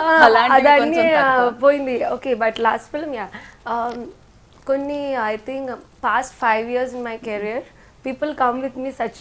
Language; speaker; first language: Telugu; non-native, fluent; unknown